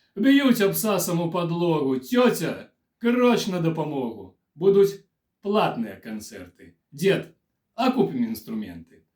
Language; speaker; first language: Belarusian; native; Belarusian